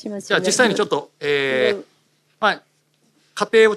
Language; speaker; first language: Japanese; native; Japanese